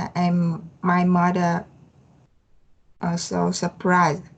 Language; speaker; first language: English; non-native, learner; Vietnamese